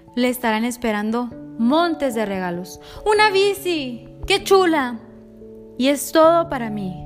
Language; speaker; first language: Spanish; native; Spanish